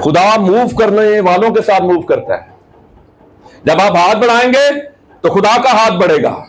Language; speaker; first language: Urdu; non-native, local second language; Punjabi